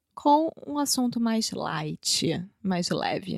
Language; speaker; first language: Portuguese; non-native, fluent; English